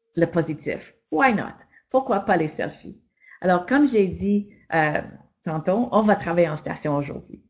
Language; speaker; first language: French; non-native, fluent; English